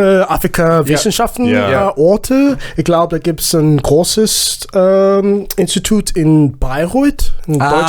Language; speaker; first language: German; non-native, learner; Zulu